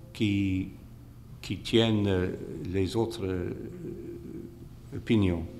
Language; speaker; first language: French; non-native, fluent; English